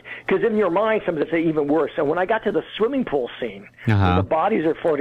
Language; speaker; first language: English; native; English